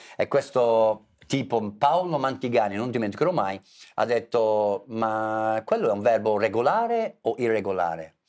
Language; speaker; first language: Italian; non-native, fluent; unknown